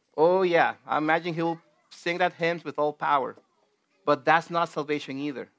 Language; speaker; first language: English; non-native, fluent; Spanish